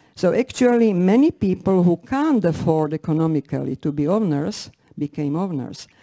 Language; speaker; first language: English; non-native, fluent; Slovak